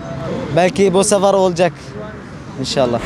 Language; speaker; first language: Turkish; non-native, learner; Arabic